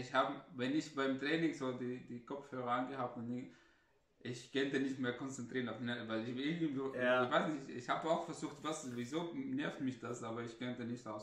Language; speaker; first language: German; non-native, fluent; Arabic